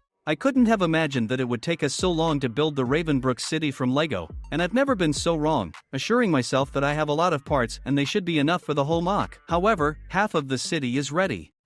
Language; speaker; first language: English; non-native, fluent; Russian